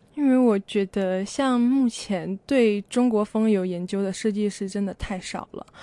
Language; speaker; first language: Chinese; native; Chinese